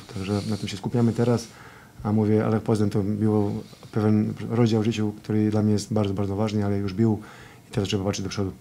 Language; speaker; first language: Polish; non-native, fluent; Serbian